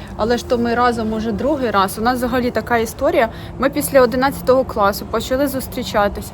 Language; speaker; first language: Ukrainian; non-native, local second language; Russian